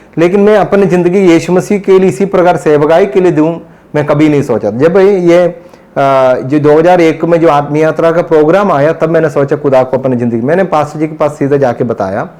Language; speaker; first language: Hindi; non-native, local second language; Malayalam